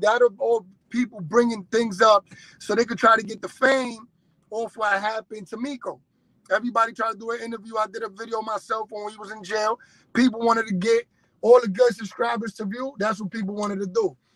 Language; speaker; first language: English; early bilingual, other home language; Spanish